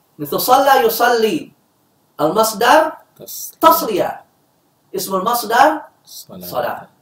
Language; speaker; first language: Arabic; non-native, fluent; Indonesian